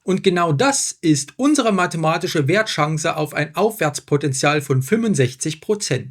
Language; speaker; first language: German; native; German